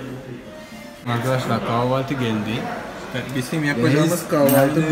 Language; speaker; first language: Turkish; non-native, fluent; Malayalam